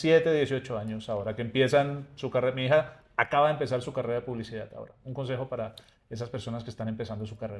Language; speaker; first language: Spanish; native; Spanish